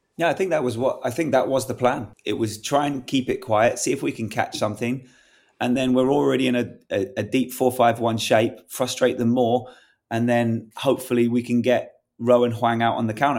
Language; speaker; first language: English; native; English